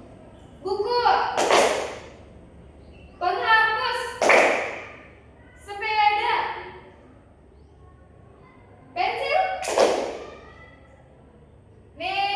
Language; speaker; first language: Indonesian; native; Indonesian